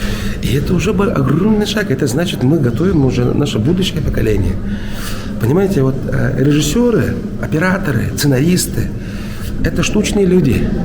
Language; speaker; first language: Russian; native; Russian